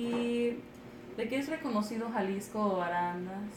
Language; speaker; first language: Spanish; early bilingual, other home language; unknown